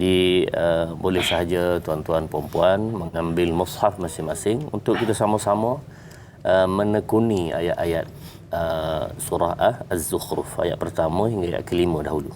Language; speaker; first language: Malay; native; Malay